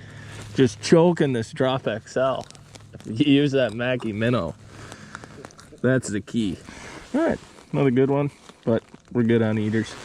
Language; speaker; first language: English; native; English